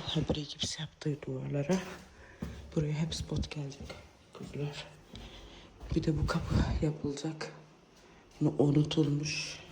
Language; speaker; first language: Turkish; early bilingual, heritage; Turkish